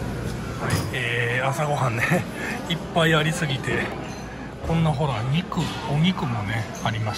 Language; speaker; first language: Japanese; native; Japanese